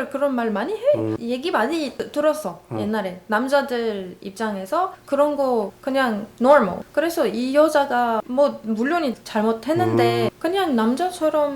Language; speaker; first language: Korean; non-native, learner; Arabic